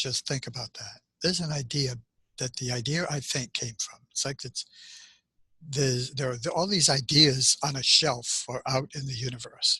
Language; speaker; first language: English; native; English